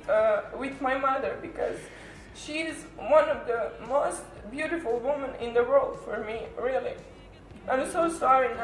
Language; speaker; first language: English; non-native, learner; Serbian